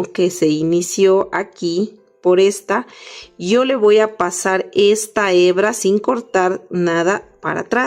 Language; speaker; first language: Spanish; native; Spanish